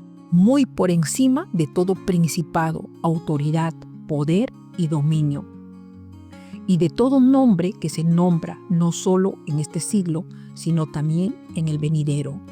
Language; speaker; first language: Spanish; native; Spanish